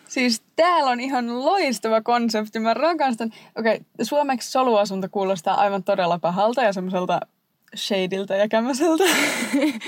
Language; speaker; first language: Finnish; native; Finnish